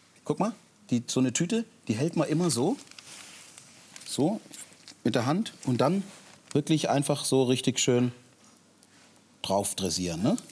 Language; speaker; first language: German; native; German